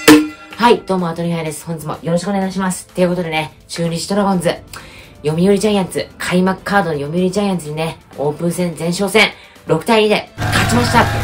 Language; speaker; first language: Japanese; native; Japanese